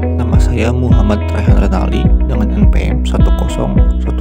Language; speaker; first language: Indonesian; native; Indonesian